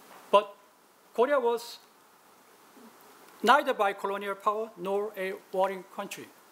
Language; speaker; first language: English; non-native, fluent; Korean